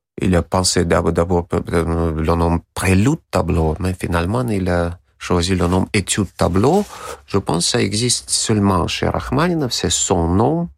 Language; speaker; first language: French; non-native, learner; Russian